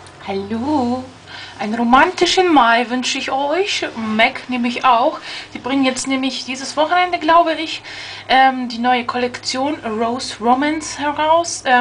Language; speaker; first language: German; native; German